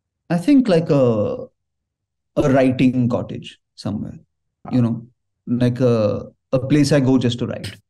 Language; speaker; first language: English; non-native, local second language; Hindi